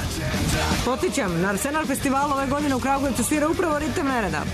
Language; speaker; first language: Serbian; native; Serbian